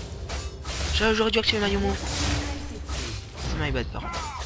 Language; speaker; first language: French; native; French